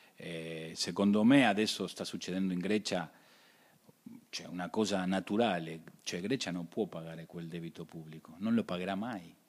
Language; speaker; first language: Italian; early bilingual, heritage; Spanish